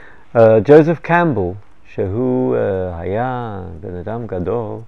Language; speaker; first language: Hebrew; non-native, fluent; English